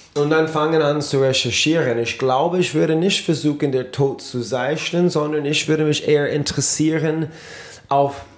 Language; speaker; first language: German; non-native, fluent; English